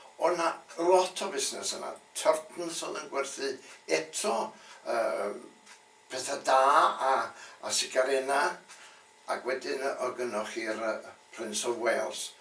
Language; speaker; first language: Welsh; native; Welsh